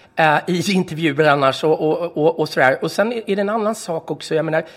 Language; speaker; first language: Swedish; native; Swedish